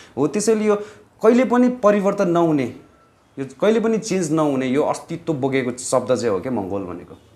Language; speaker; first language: Nepali; non-native, local second language; Eastern Tamang